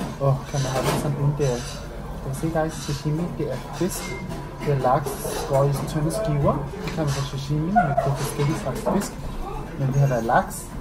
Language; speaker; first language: Danish; early bilingual, other home language; Vietnamese